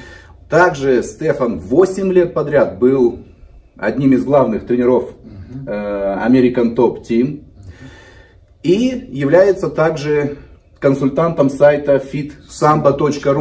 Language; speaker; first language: Russian; native; Russian